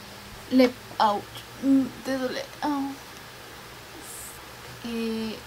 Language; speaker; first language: French; non-native, learner; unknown